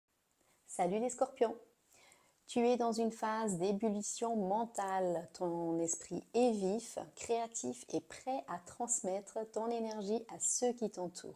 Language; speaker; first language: French; native; French